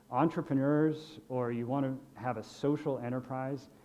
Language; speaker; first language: English; native; English